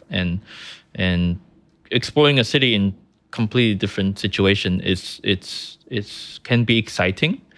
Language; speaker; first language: English; early bilingual, other home language; Chinese